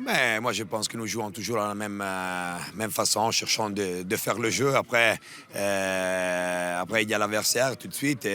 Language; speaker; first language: French; non-native, local second language; Italian